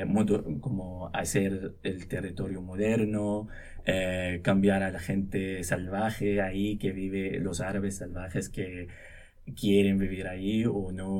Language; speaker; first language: Spanish; non-native, local second language; Arabic